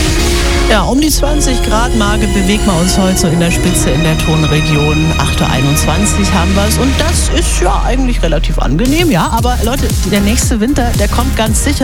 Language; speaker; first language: German; native; German